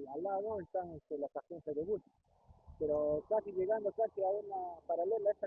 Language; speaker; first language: Spanish; native; Spanish